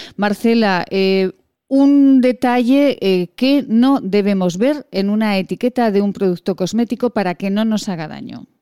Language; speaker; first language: Spanish; native; Spanish